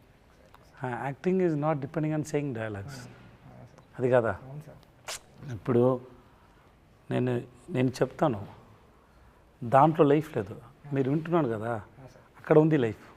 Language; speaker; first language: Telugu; non-native, learner; Tamil